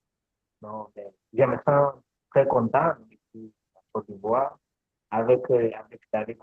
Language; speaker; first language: French; non-native, learner; Portuguese